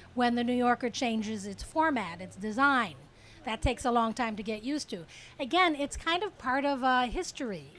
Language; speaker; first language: English; native; English